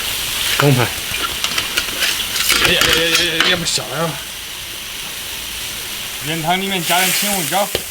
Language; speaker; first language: Chinese; native; Chinese